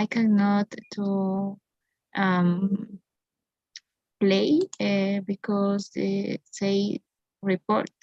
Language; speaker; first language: English; non-native, learner; Spanish